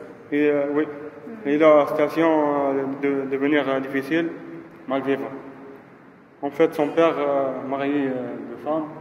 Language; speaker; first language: French; non-native, learner; Arabic